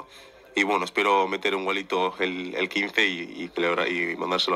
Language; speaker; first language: Spanish; early bilingual, other home language; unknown